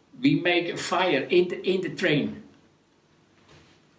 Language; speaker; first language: English; non-native, learner; Dutch